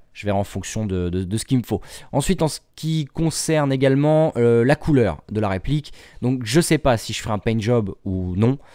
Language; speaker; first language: French; native; French